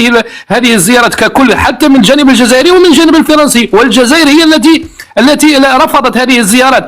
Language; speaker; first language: Arabic; native; Arabic